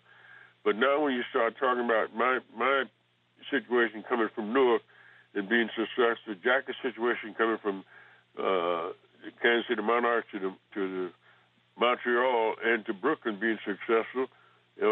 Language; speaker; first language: English; native; English